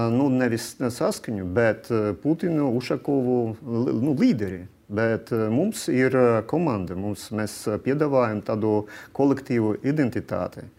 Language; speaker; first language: Latvian; non-native, local second language; Russian